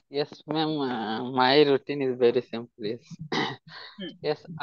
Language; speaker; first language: English; non-native, learner; Hindi